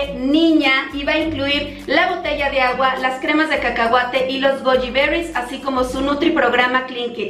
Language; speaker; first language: Spanish; native; Spanish